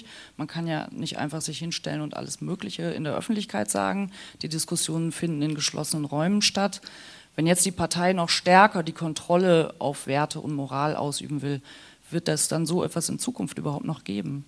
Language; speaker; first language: German; native; German